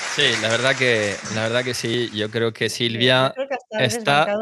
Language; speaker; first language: Spanish; non-native, fluent; French